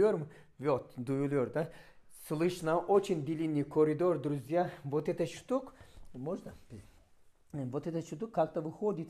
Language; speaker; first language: Russian; non-native, fluent; Turkish